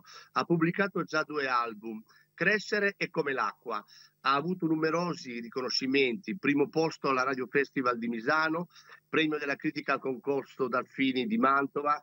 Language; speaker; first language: Italian; native; Italian